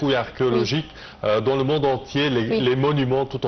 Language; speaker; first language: French; non-native, fluent; Arabic